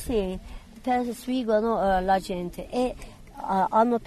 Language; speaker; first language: Italian; non-native, learner; Kurdish